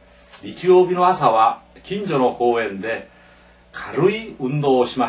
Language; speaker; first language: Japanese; non-native, fluent; Korean